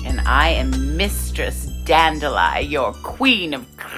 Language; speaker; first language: English; native; English